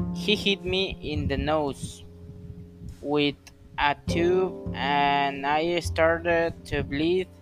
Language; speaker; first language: English; non-native, learner; Spanish